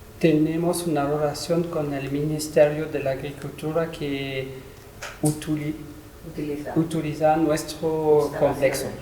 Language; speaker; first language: Spanish; non-native, learner; French